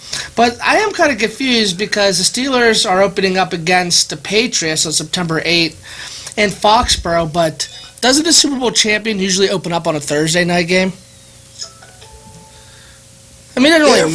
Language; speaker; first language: English; native; English